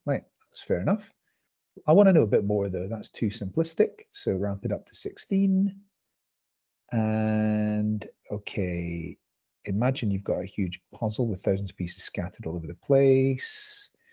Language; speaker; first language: English; native; English